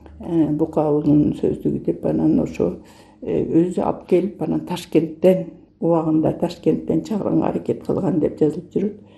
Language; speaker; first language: Kyrgyz; native; Kyrgyz